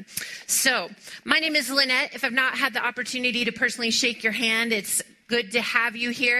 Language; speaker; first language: English; native; English